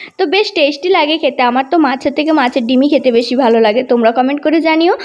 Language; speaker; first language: Bangla; non-native, local second language; Santali